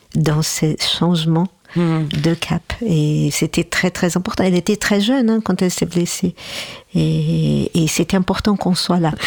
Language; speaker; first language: French; non-native, fluent; Portuguese